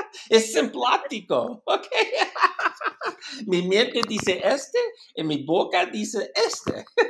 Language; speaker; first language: Spanish; non-native, learner; English